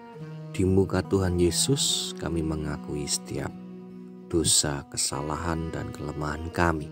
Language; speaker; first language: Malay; non-native, local second language; Javanese